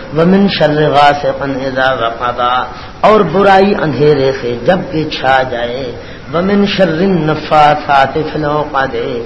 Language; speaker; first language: Urdu; non-native, local second language; Punjabi